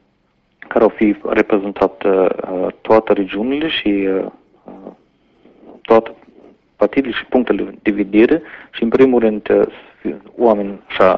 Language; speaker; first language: Romanian; non-native, fluent; German